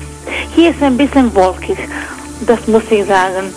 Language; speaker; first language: German; non-native, fluent; Croatian